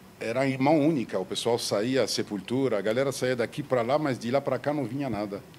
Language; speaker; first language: Portuguese; non-native, fluent; French